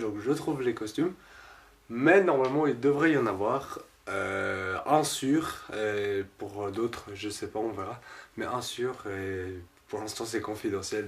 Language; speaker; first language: French; native; French